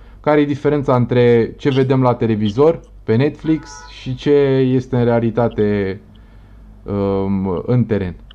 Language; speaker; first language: Romanian; native; Romanian